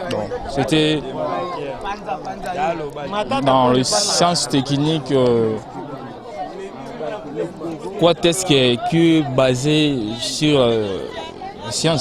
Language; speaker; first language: French; non-native, local second language; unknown